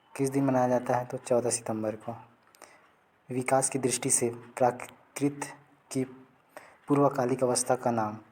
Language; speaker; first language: Hindi; native; Hindi